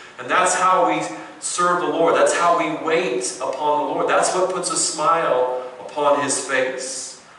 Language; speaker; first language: English; native; English